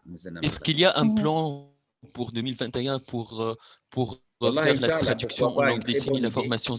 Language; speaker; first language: French; non-native, local second language; Arabic